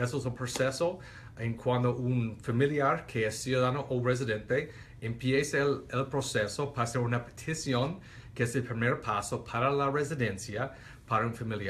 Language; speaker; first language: Spanish; non-native, fluent; English